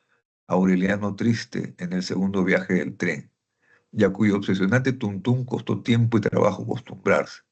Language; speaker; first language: Spanish; native; Spanish